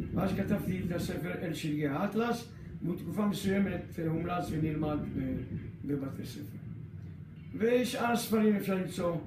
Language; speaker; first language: Hebrew; early bilingual, other home language; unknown